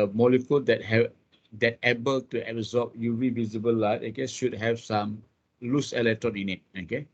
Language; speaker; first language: English; non-native, local second language; Malay